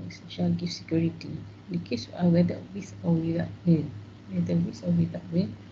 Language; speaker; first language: English; non-native, local second language; Malay